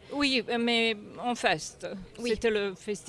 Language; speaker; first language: French; non-native, fluent; Serbian